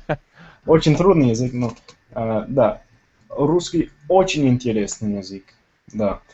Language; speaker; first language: Russian; non-native, learner; Tamil